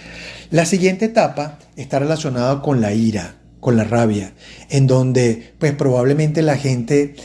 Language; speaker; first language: Spanish; native; Spanish